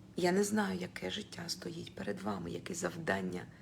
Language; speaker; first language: Ukrainian; non-native, local second language; Russian